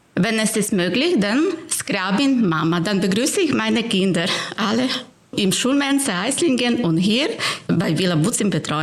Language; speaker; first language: German; non-native, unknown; Ukrainian